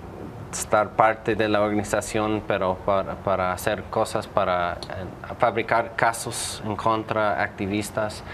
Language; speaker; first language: Spanish; non-native, fluent; English